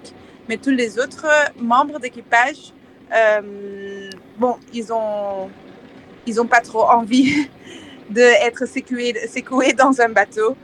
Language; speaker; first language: French; non-native, fluent; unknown